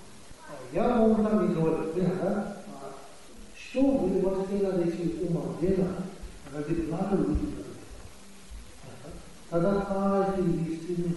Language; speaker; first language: Russian; non-native, learner; Tibetan